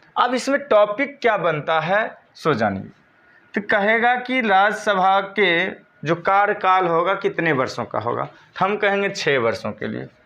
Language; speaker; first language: Hindi; native; Hindi